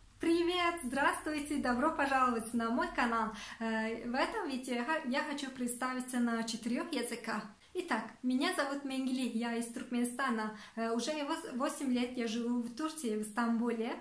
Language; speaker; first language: Russian; non-native, local second language; Turkmen